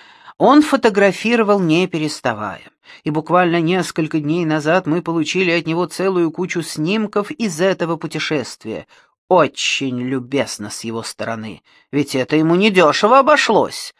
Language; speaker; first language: Russian; native; Russian